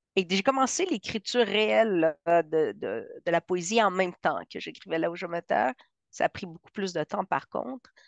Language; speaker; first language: French; early bilingual, other home language; Spanish